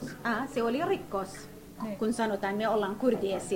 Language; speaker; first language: Finnish; non-native, learner; Kurdish